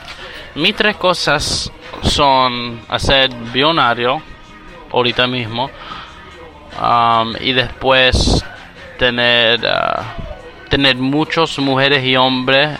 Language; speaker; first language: Spanish; early bilingual, heritage; Spanish